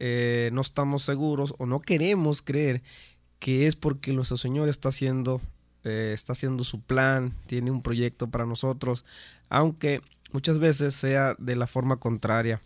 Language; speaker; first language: Spanish; native; Spanish